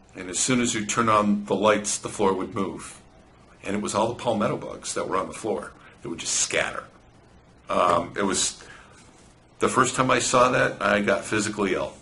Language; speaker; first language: English; native; English